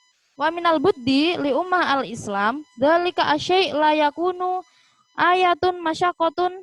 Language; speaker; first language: Arabic; non-native, learner; Indonesian